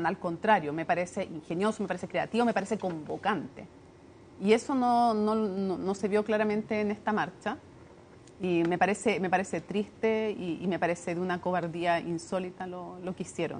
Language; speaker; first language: Spanish; native; Spanish